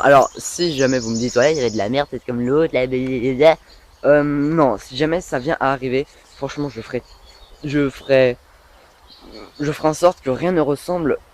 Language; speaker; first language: French; native; French